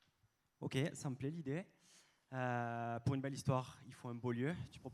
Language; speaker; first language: French; native; French